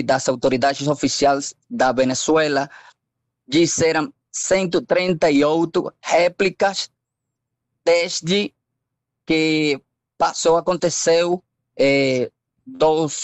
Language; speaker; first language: Portuguese; non-native, fluent; Spanish